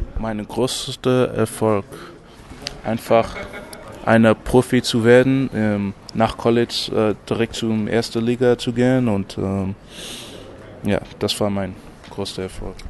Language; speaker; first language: German; non-native, fluent; English